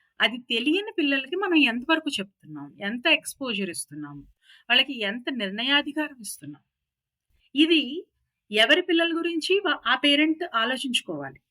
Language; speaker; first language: Telugu; native; Telugu